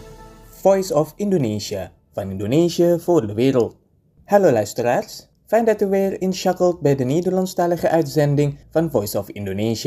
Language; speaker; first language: Dutch; non-native, fluent; Indonesian